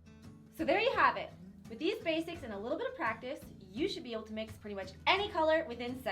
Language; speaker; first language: English; native; English